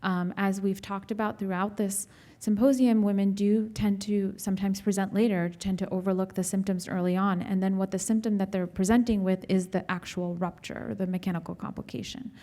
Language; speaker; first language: English; native; English